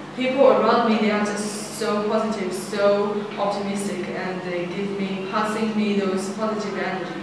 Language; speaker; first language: English; non-native, fluent; Chinese